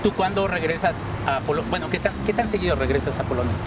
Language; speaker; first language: Spanish; native; Spanish